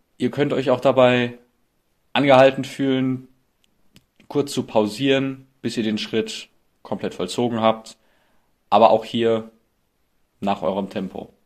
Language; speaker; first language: German; native; German